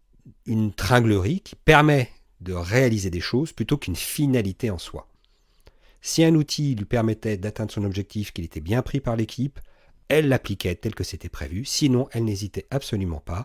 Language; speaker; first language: French; native; French